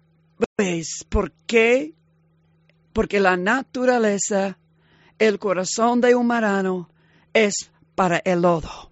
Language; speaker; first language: Spanish; non-native, fluent; English